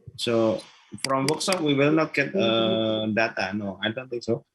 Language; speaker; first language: English; non-native, learner; Malay